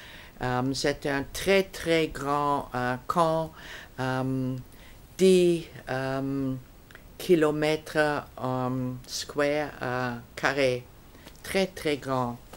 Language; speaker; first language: French; non-native, fluent; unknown